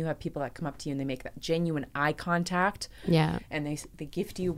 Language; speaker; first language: English; native; English